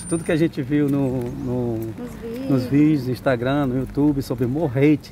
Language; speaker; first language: Portuguese; native; Portuguese